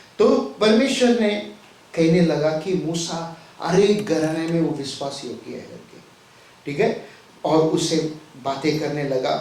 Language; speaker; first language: Hindi; non-native, local second language; Tamil